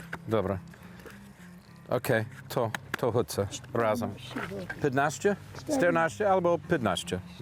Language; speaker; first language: Polish; non-native, learner; English